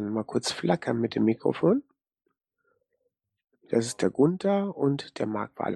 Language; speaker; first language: German; native; German